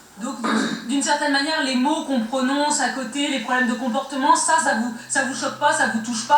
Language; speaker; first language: French; native; French